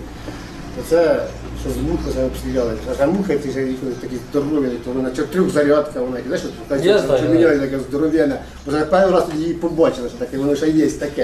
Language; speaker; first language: Ukrainian; native; Ukrainian